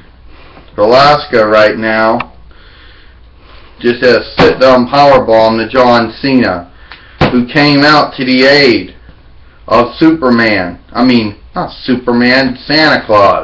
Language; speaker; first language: English; native; English